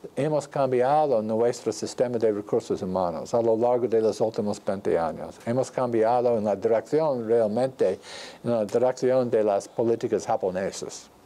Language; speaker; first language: Spanish; non-native, fluent; English